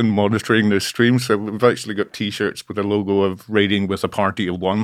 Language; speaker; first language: English; native; English